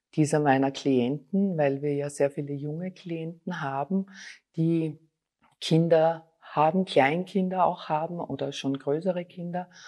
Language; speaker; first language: German; native; German